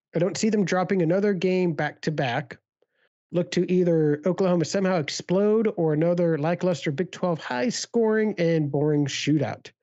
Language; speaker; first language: English; native; English